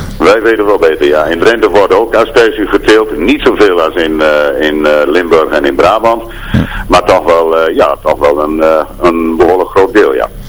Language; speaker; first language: Dutch; native; Dutch